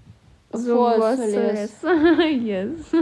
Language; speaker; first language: English; non-native, learner; Russian